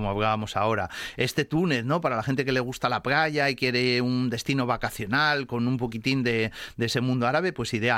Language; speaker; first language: Spanish; native; Spanish